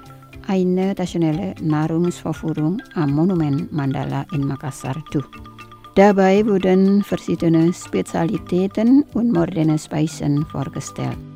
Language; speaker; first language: German; non-native, fluent; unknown